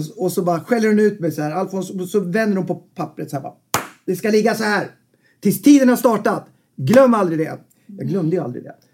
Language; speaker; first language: Swedish; native; Swedish